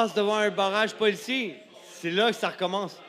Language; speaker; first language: French; native; French